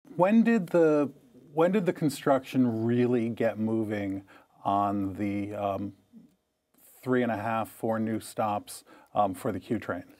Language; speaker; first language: English; native; English